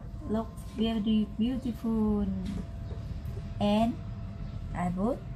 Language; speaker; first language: English; non-native, learner; Vietnamese